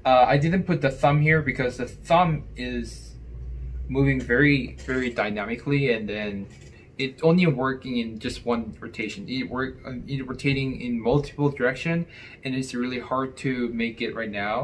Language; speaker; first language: English; non-native, fluent; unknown